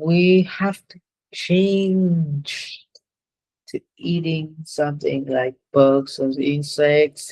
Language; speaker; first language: English; non-native, learner; Vietnamese